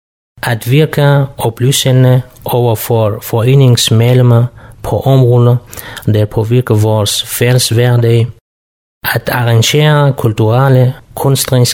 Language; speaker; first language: Danish; non-native, learner; Kurdish